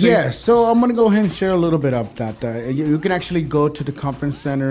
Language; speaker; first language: English; early bilingual, other home language; Spanish